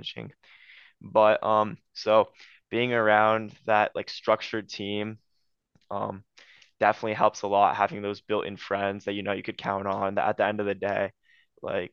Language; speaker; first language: English; native; English